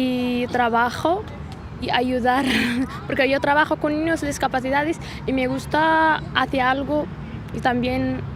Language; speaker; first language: Spanish; non-native, learner; Arabic